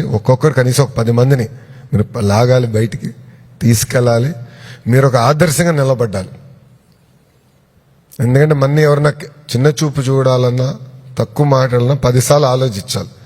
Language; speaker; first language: Telugu; native; Telugu